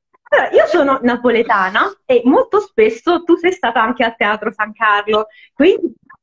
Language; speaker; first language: Italian; native; Italian